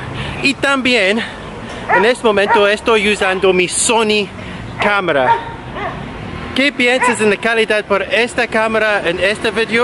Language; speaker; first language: Spanish; non-native, learner; English